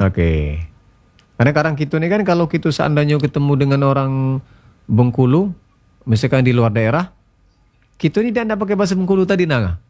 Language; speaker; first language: Indonesian; native; Indonesian